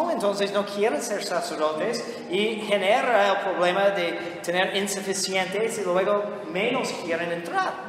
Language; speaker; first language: Spanish; non-native, fluent; English